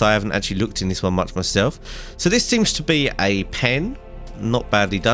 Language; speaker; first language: English; native; English